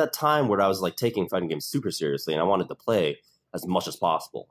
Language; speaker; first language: English; native; English